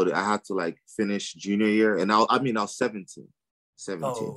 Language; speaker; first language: English; non-native, local second language; Igbo